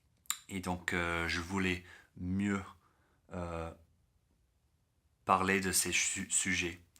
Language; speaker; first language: French; non-native, learner; English